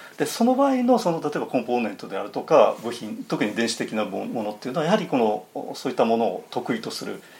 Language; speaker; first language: Japanese; native; Japanese